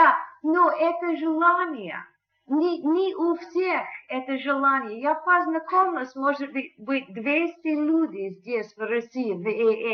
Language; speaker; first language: Russian; non-native, learner; English